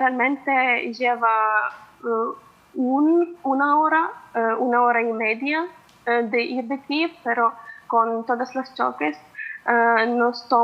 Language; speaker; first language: Spanish; non-native, fluent; Ukrainian